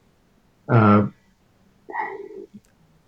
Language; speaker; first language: English; native; English